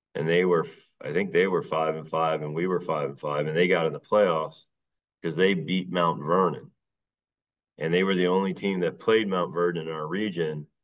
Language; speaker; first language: English; native; English